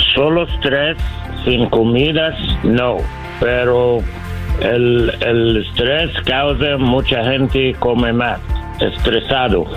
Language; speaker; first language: Spanish; non-native, learner; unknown